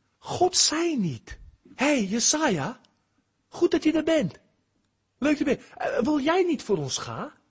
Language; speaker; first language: Dutch; early bilingual, heritage; Dutch